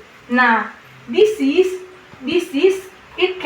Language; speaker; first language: English; non-native, learner; Indonesian